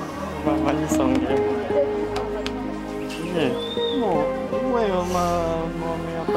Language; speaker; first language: Korean; non-native, learner; French